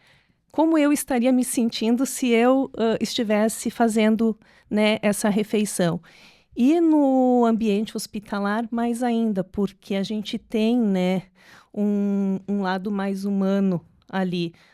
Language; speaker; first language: Portuguese; native; Portuguese